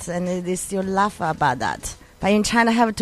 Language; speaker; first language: English; non-native, learner; Chinese